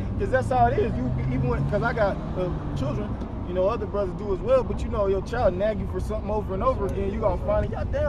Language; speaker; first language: English; native; English